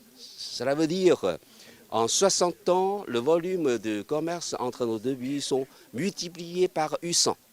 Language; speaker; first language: French; non-native, fluent; Chinese